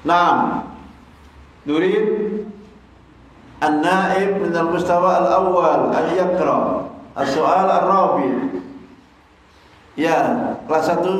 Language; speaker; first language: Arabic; non-native, fluent; Indonesian